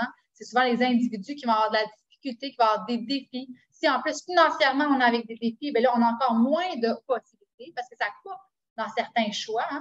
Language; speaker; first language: French; native; French